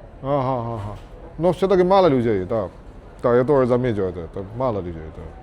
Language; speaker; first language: Russian; non-native, learner; Chinese